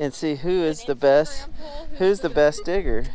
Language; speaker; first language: English; native; English